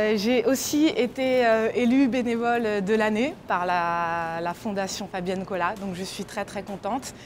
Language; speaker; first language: French; native; French